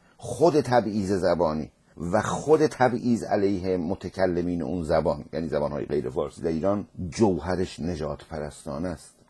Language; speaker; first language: Persian; non-native, local second language; Azerbaijani